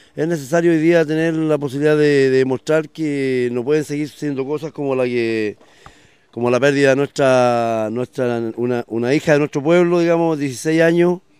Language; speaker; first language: Spanish; native; Spanish